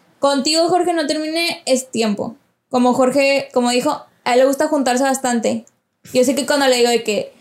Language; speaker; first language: Spanish; early bilingual, heritage; Spanish